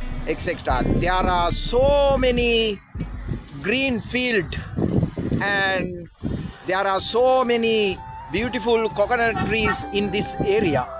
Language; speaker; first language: English; non-native, local second language; Sinhala